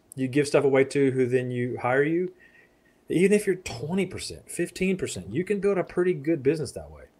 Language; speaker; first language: English; native; English